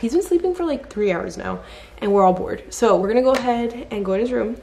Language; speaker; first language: English; early bilingual, other home language; Spanish